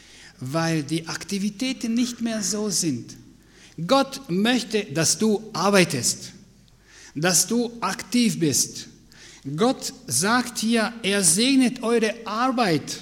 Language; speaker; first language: German; non-native, fluent; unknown